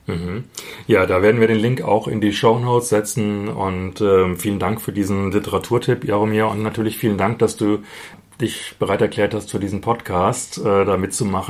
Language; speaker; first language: German; native; German